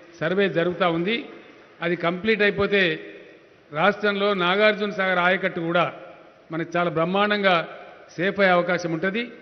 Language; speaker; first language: Telugu; native; Telugu